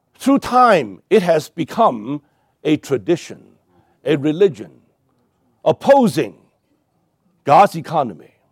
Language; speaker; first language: English; non-native, local second language; Cantonese